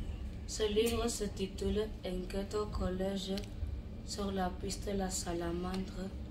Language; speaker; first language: French; non-native, learner; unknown